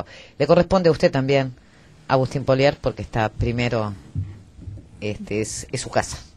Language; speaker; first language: Spanish; native; Spanish